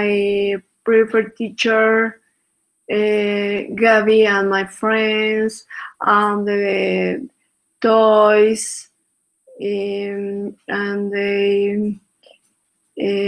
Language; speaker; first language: English; non-native, learner; Spanish